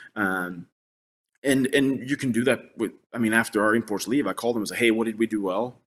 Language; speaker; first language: English; non-native, fluent; Swedish